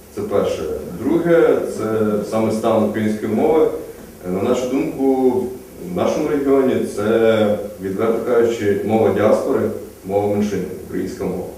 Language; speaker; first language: Ukrainian; native; Ukrainian